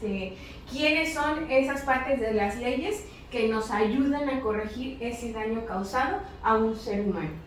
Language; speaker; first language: Spanish; native; Spanish